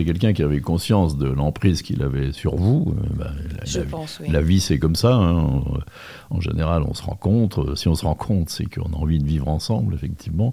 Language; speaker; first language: French; native; French